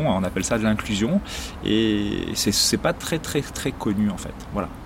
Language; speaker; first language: French; native; French